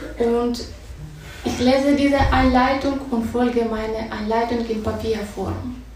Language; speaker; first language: German; non-native, fluent; Russian